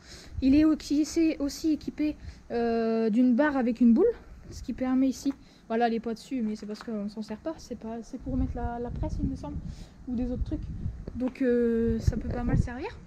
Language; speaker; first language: French; native; French